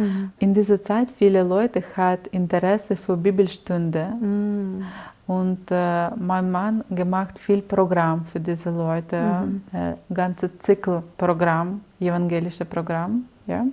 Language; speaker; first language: German; non-native, learner; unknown